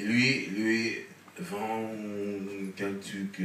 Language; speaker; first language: French; non-native, learner; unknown